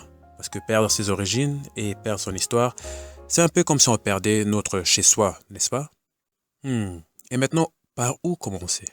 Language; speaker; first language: French; native; French